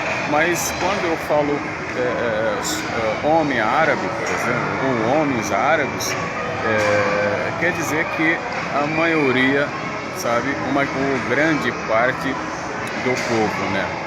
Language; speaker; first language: Portuguese; non-native, fluent; Arabic